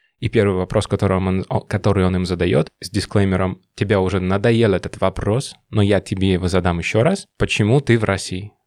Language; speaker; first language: Russian; native; Russian